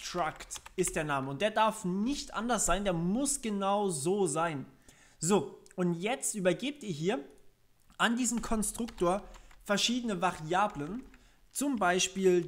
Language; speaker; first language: German; native; German